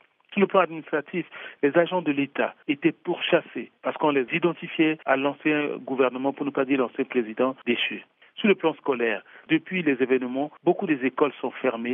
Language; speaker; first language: French; non-native, local second language; Sango